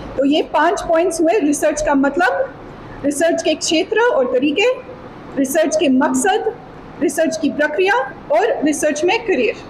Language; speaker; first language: Hindi; non-native, fluent; English